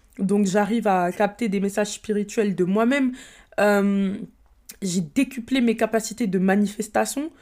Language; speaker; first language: French; early bilingual, other home language; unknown